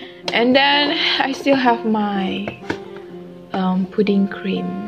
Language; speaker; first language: English; non-native, local second language; Malay